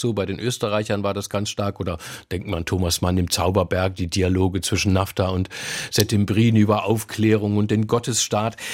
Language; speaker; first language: German; native; German